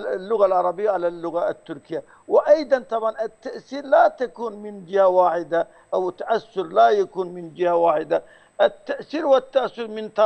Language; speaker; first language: Arabic; non-native, fluent; Turkish